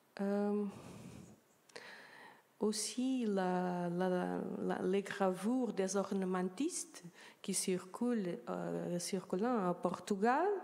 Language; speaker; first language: French; non-native, learner; Portuguese